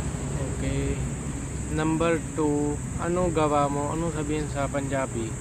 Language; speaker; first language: Filipino; non-native, learner; Punjabi